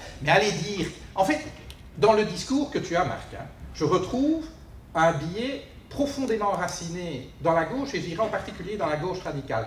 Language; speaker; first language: French; native; French